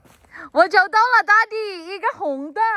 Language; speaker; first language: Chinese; non-native, learner; Filipino